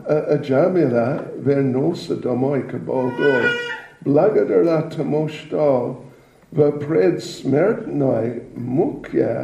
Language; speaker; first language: Russian; non-native, learner; English